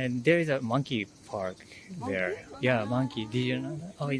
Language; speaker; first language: English; non-native, fluent; Japanese